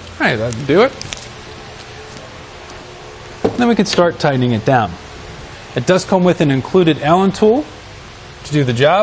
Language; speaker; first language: English; native; English